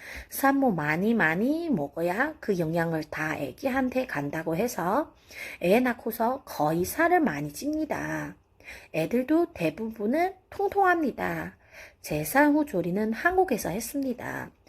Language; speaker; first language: Korean; non-native, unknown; Chinese